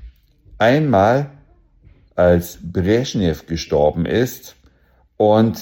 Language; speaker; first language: German; native; German